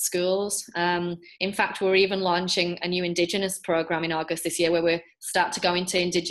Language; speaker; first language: English; native; English